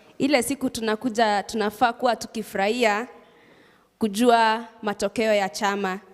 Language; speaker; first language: Swahili; non-native, local second language; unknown